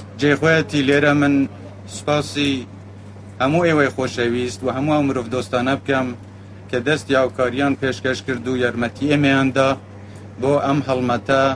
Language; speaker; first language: Central Kurdish; non-native, local second language; Kurdish